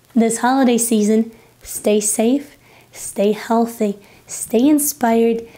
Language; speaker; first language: English; non-native, fluent; Russian